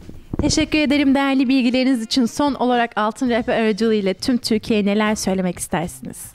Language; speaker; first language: Turkish; native; Turkish